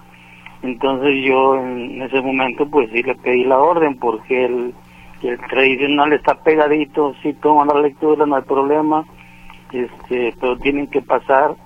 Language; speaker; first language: Spanish; native; Spanish